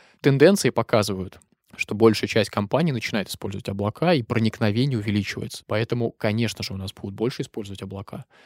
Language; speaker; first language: Russian; native; Russian